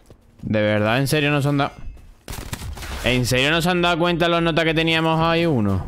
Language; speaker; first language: Spanish; native; Spanish